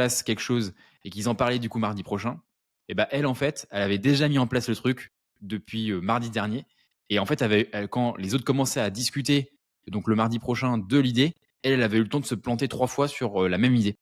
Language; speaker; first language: French; native; French